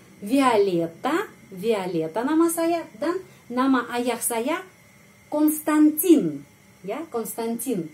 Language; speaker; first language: Indonesian; non-native, fluent; Russian